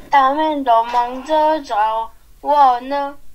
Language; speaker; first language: Chinese; non-native, learner; English